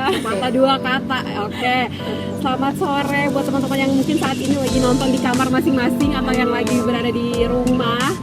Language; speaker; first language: Indonesian; native; Indonesian